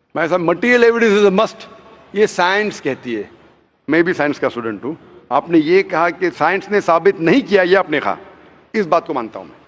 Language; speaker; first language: Hindi; non-native, local second language; Konkani